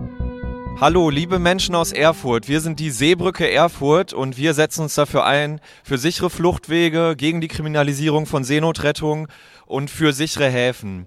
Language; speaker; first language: German; native; German